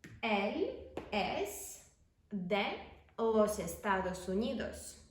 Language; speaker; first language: Spanish; non-native, fluent; Ukrainian